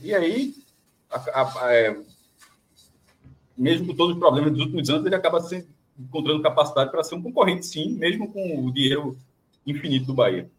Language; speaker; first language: Portuguese; native; Portuguese